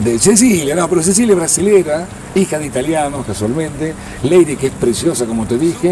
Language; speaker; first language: Spanish; native; Spanish